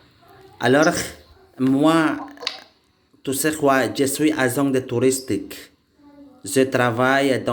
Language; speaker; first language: French; non-native, learner; Indonesian